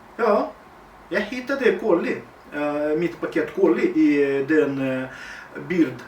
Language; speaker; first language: Swedish; non-native, fluent; Russian